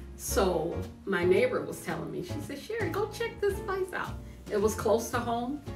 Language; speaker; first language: English; native; English